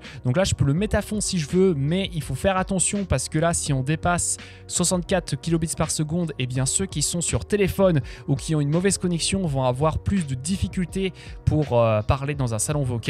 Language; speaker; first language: French; native; French